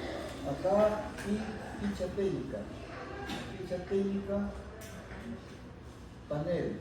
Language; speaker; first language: Spanish; native; Spanish